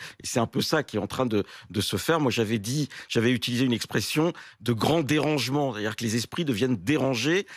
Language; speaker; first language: French; native; French